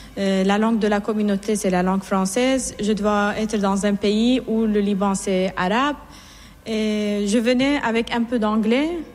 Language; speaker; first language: French; non-native, fluent; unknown